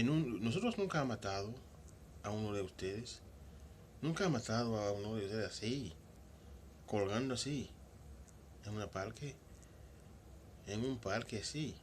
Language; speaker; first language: Spanish; non-native, local second language; Haitian Creole